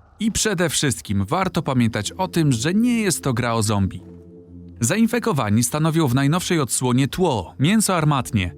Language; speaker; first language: Polish; native; Polish